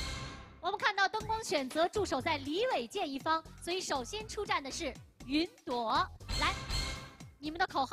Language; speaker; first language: Chinese; native; Chinese